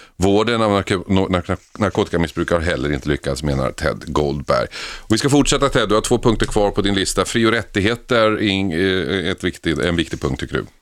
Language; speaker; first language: Swedish; native; Swedish